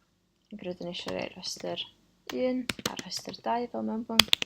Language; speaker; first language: Welsh; non-native, local second language; English